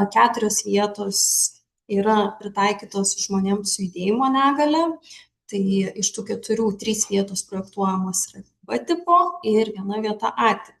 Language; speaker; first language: Lithuanian; native; Lithuanian